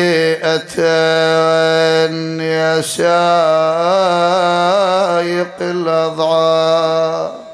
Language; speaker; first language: Arabic; native; Arabic